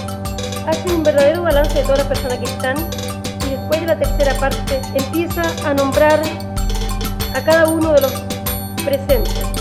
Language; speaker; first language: Spanish; native; Spanish